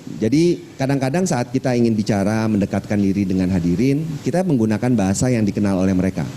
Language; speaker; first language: Indonesian; non-native, local second language; Minangkabau